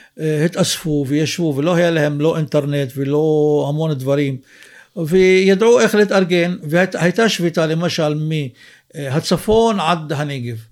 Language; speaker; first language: Hebrew; non-native, local second language; Arabic